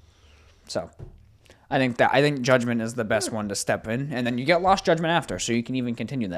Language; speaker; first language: English; native; English